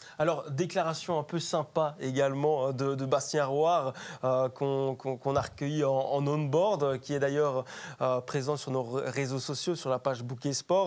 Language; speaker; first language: French; native; French